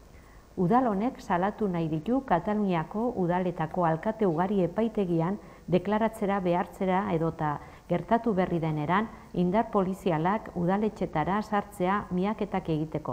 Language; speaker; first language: Basque; native; Basque